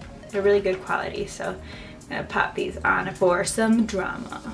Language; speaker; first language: English; native; English